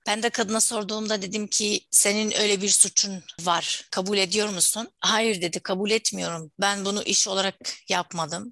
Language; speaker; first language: Turkish; non-native, fluent; Arabic